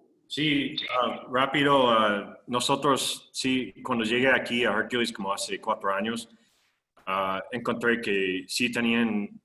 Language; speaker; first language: Spanish; non-native, fluent; English